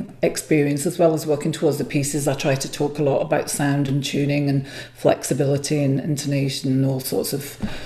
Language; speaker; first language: English; native; English